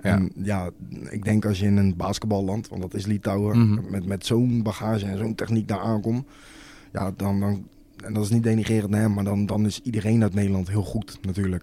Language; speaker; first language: Dutch; native; Dutch